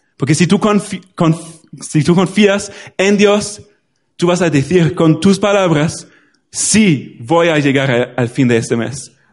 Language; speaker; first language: Spanish; non-native, fluent; German